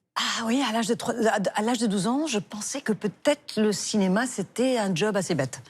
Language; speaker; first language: French; non-native, fluent; English